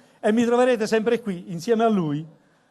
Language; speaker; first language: Italian; native; Italian